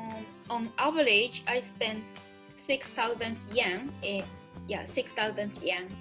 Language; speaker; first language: English; non-native, learner; Japanese